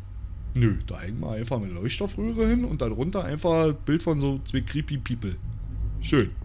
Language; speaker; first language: German; native; German